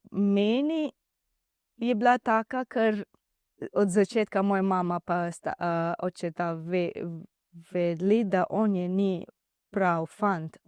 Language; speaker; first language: Slovenian; non-native, learner; Divehi